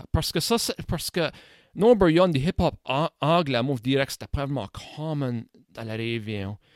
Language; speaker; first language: French; native; French